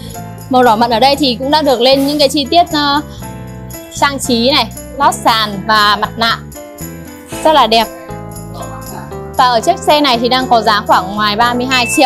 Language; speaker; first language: Vietnamese; native; Vietnamese